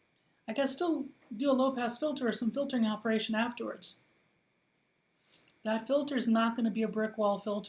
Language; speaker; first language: English; native; English